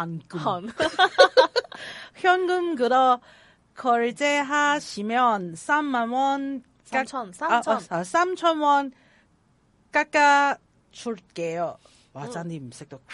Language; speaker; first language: Korean; non-native, learner; Cantonese